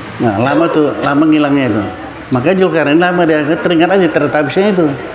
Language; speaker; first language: Indonesian; non-native, local second language; Minangkabau